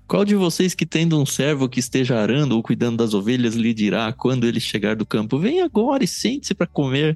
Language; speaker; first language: Portuguese; native; Portuguese